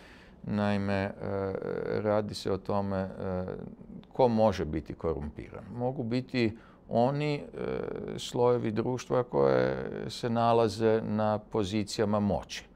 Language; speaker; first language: Serbian; native; Serbian